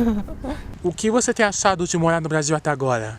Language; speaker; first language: Portuguese; native; Portuguese